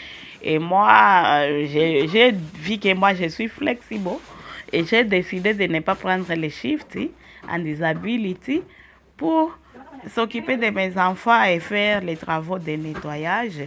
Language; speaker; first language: French; non-native, local second language; Swahili